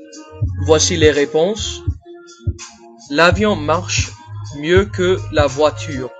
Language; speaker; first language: French; non-native, fluent; English